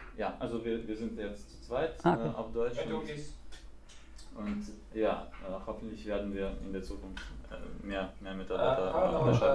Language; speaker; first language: German; non-native, fluent; Latvian